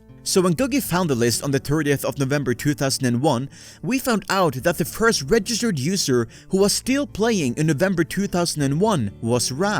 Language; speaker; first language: English; native; English